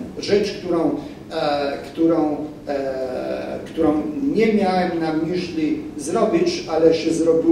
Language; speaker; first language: Polish; non-native, fluent; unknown